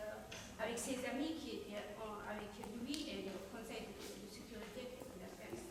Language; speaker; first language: French; non-native, fluent; Persian